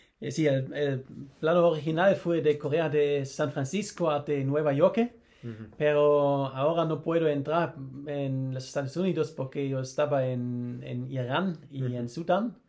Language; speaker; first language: Spanish; non-native, learner; German